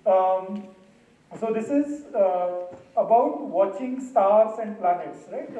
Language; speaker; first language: English; non-native, local second language; Marathi